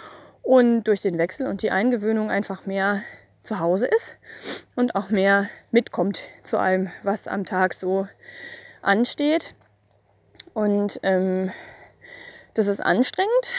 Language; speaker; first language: German; native; German